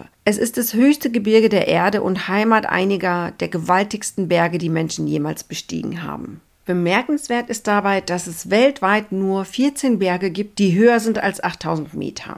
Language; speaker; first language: German; native; German